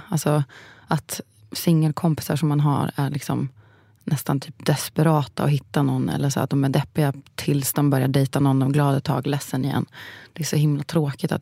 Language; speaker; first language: Swedish; native; Swedish